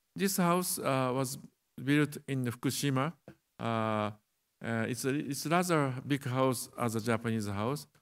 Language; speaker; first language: English; non-native, learner; Japanese